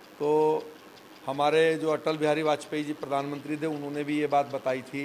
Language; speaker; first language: Hindi; native; Hindi